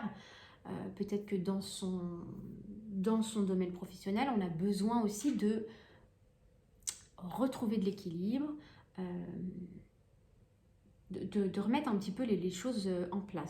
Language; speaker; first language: French; native; French